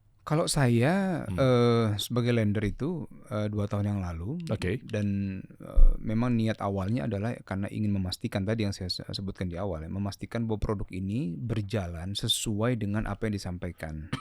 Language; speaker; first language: Indonesian; native; Indonesian